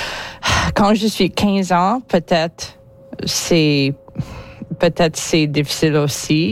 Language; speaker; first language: French; non-native, local second language; English